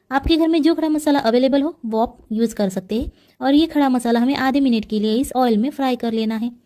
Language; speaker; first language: Hindi; non-native, local second language; Marathi